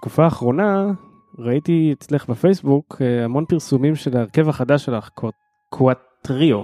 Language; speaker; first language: Hebrew; native; Hebrew